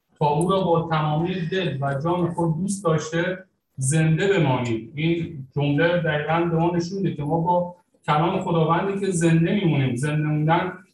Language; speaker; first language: Persian; native; Persian